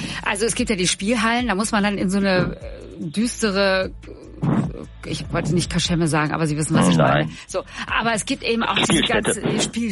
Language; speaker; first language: German; native; German